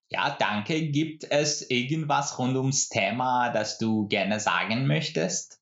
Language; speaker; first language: German; non-native, fluent; Persian